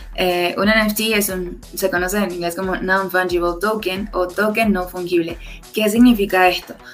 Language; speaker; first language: Spanish; native; Spanish